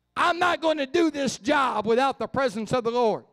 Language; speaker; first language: English; native; English